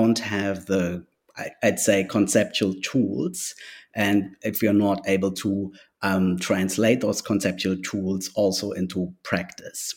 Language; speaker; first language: English; non-native, fluent; German